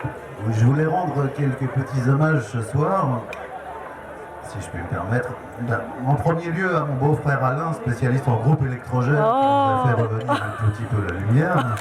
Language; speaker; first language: French; native; French